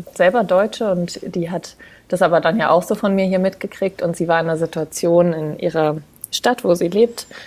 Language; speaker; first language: German; native; German